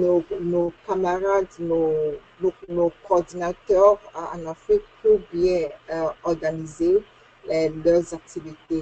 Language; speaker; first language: French; non-native, fluent; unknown